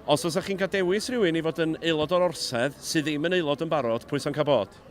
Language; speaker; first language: Welsh; native; Welsh